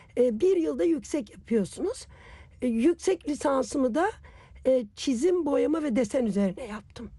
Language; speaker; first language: Turkish; native; Turkish